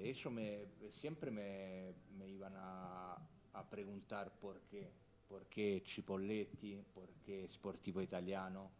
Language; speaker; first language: Spanish; non-native, fluent; Italian